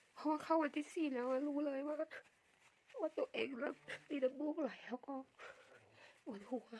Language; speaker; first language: Thai; native; Thai